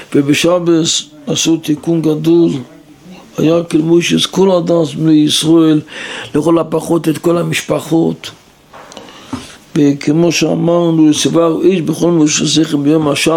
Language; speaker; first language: Hebrew; non-native, local second language; Yiddish